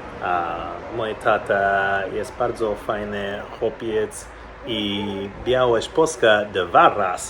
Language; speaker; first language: Polish; non-native, learner; English